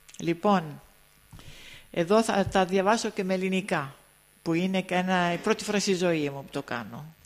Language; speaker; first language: Greek; early bilingual, heritage; Greek